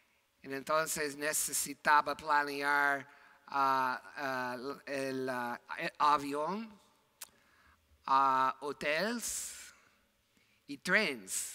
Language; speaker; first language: Spanish; non-native, fluent; English